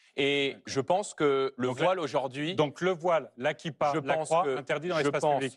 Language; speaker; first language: French; native; French